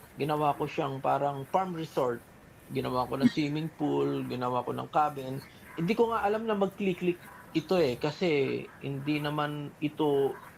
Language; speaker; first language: Filipino; native; Filipino